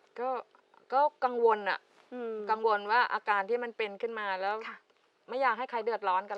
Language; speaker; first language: Thai; native; Thai